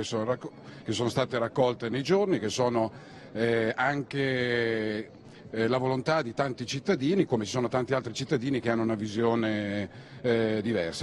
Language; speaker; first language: Italian; native; Italian